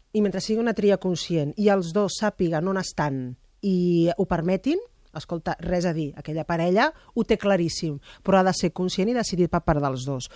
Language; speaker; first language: Catalan; native; Catalan